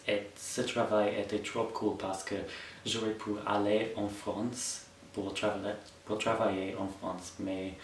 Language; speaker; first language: French; non-native, fluent; English